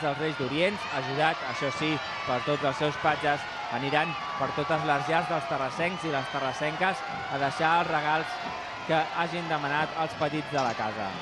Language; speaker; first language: Catalan; native; Catalan